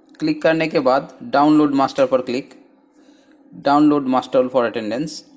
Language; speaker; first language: Hindi; non-native, local second language; Bangla